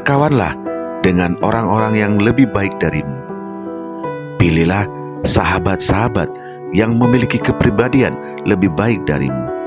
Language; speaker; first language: Indonesian; native; Indonesian